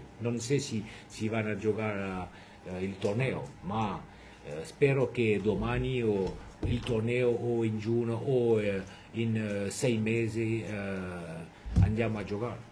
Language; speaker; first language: Italian; non-native, fluent; French